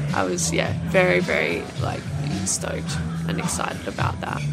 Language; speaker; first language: English; native; English